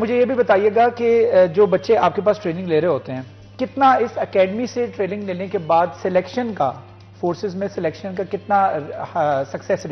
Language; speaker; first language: Hindi; non-native, local second language; Punjabi